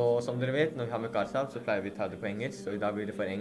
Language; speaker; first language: Norwegian; early bilingual, other home language; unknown